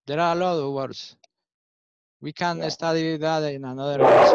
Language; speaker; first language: English; non-native, learner; Spanish